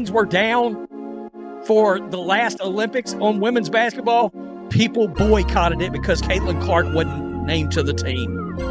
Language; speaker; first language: English; native; English